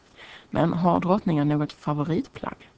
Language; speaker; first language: Swedish; native; Swedish